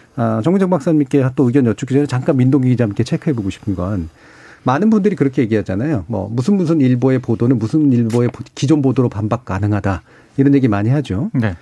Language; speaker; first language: Korean; native; Korean